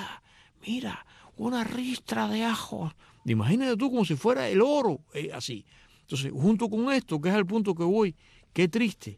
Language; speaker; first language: Spanish; native; Spanish